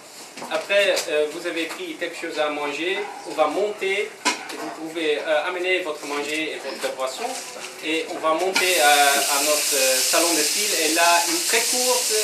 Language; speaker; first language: French; non-native, fluent; Dutch